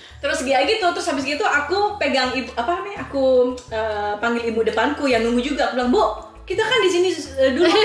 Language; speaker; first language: Indonesian; non-native, fluent; Dutch